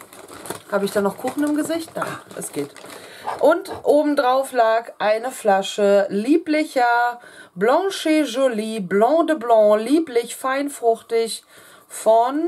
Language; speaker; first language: German; native; German